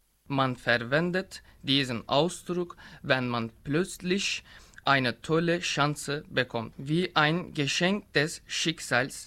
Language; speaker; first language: German; non-native, learner; Turkish